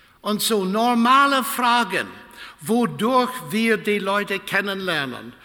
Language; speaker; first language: German; non-native, fluent; English